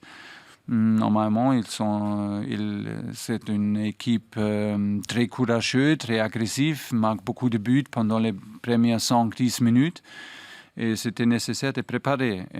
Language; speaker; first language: French; non-native, fluent; German